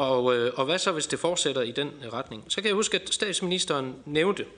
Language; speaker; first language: Danish; native; Danish